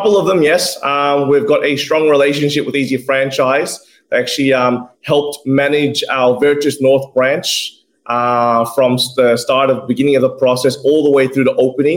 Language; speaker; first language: English; native; English